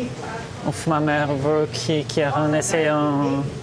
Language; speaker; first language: French; early bilingual, heritage; Portuguese